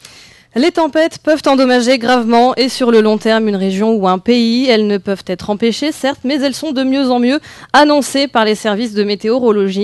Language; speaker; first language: French; native; French